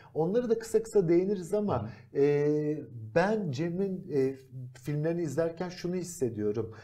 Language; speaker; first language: Turkish; native; Turkish